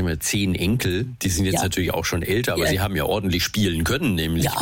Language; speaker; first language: German; native; German